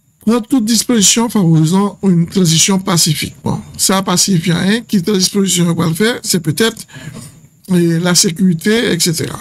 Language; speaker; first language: French; non-native, local second language; Haitian Creole